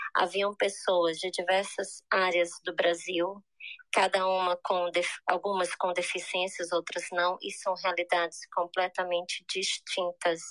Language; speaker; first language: Portuguese; native; Portuguese